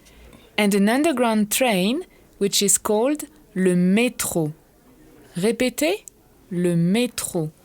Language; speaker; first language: French; non-native, fluent; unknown